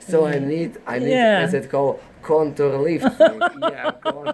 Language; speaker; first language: English; non-native, fluent; Russian